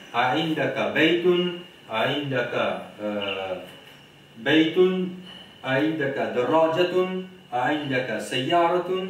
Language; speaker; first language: Arabic; non-native, fluent; Morisyen